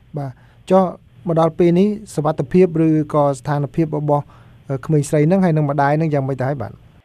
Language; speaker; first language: Khmer; native; Khmer